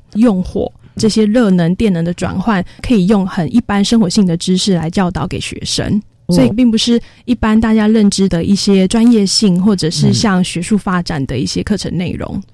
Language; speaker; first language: Chinese; native; Chinese